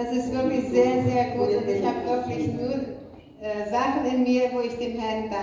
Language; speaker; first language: German; non-native, fluent; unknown